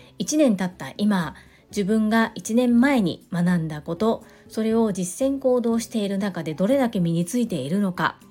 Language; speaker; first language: Japanese; native; Japanese